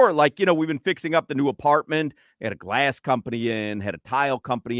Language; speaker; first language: English; native; English